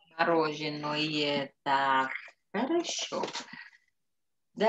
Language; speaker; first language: Russian; non-native, fluent; Indonesian